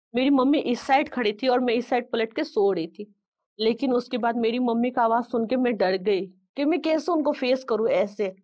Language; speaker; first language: Hindi; non-native, local second language; Bangla